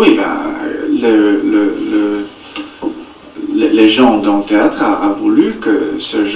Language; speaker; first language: French; non-native, learner; English